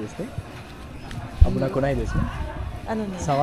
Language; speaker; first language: Japanese; non-native, learner; Sinhala